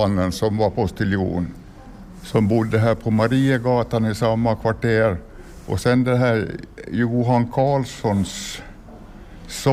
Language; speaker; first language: Swedish; native; Swedish